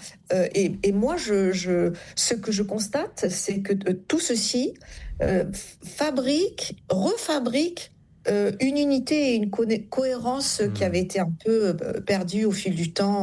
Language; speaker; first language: French; native; French